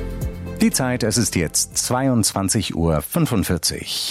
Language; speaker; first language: German; native; German